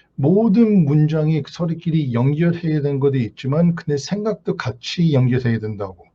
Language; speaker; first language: Korean; early bilingual, heritage; Korean